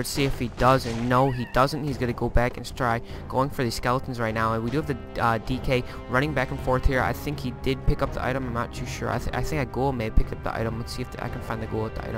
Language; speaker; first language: English; native; English